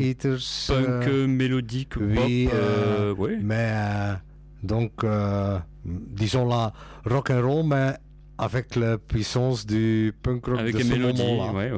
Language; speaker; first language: French; non-native, local second language; Dutch